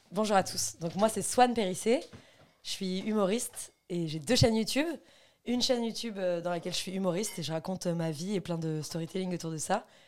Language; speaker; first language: French; native; French